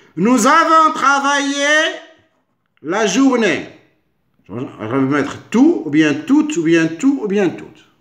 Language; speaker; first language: French; non-native, local second language; Arabic